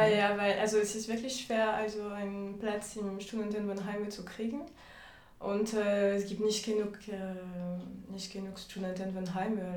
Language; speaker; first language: German; non-native, fluent; French